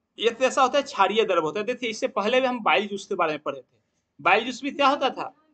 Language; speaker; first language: Hindi; native; Hindi